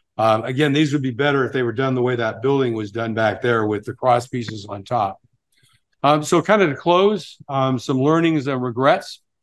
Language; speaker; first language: English; native; English